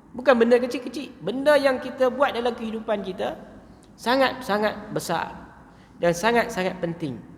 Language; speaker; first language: Malay; native; Malay